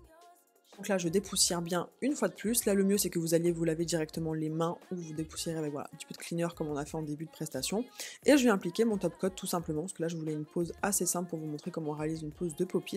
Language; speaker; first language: French; native; French